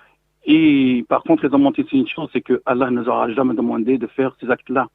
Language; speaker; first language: French; non-native, local second language; Arabic